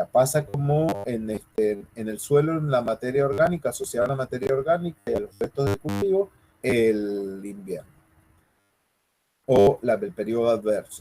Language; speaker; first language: Spanish; native; Spanish